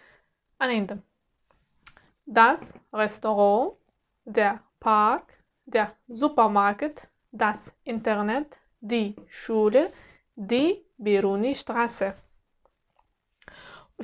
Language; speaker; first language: German; non-native, fluent; Uzbek